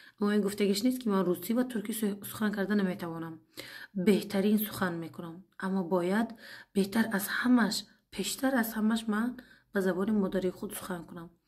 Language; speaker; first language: Tajik; non-native, fluent; Uzbek